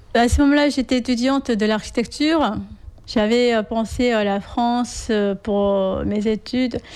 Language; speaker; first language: French; non-native, fluent; Korean